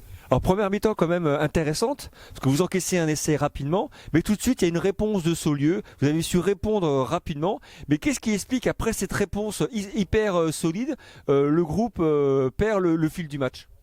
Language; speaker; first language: French; native; French